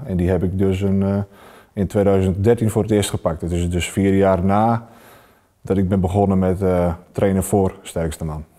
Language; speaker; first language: Dutch; native; Dutch